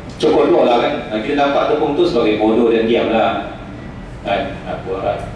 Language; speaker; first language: Malay; non-native, local second language; Central Dusun